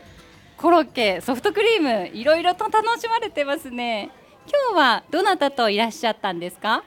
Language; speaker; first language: Japanese; native; Japanese